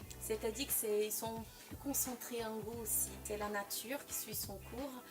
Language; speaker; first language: French; non-native, fluent; Portuguese